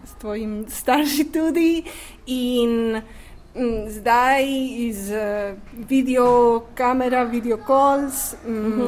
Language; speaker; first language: Slovenian; non-native, learner; Spanish